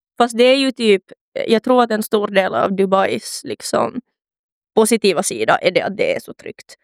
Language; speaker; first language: Swedish; native; Swedish